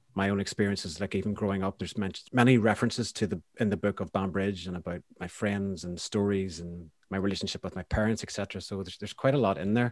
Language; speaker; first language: English; native; English